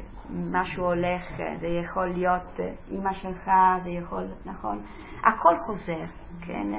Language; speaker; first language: Hebrew; non-native, fluent; Italian